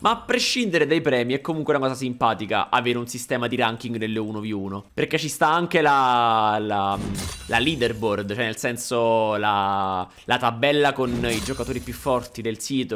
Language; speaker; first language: Italian; native; Italian